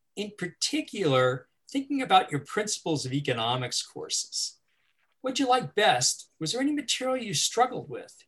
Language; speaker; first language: English; native; English